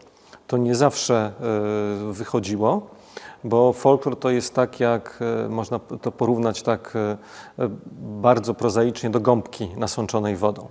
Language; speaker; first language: Polish; native; Polish